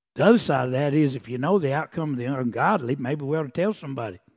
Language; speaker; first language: English; native; English